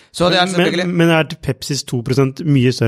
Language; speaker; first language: Norwegian; native; Norwegian